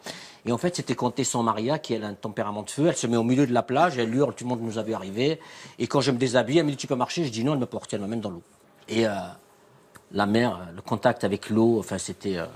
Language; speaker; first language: French; native; French